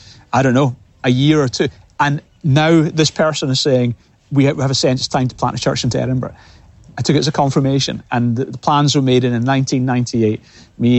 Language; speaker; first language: English; native; English